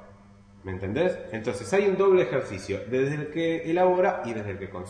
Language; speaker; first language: Spanish; native; Spanish